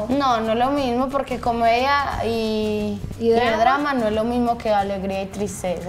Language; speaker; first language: Spanish; native; Spanish